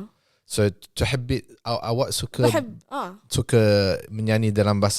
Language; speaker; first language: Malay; early bilingual, heritage; English